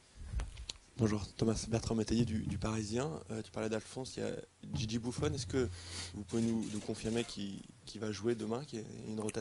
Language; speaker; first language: French; native; French